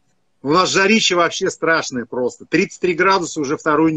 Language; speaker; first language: Russian; native; Russian